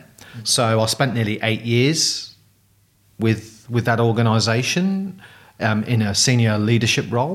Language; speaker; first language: English; native; English